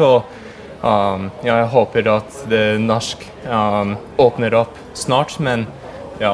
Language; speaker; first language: Norwegian; early bilingual, heritage; English